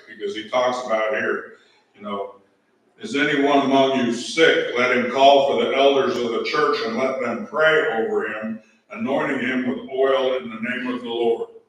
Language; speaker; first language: English; native; English